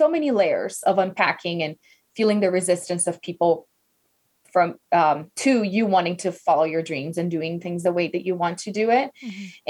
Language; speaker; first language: English; non-native, fluent; Portuguese